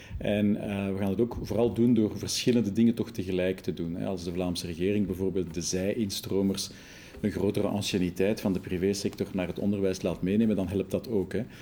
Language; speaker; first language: Dutch; native; Dutch